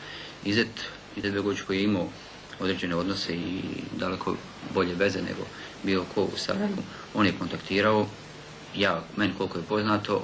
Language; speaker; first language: Bosnian; native; Bosnian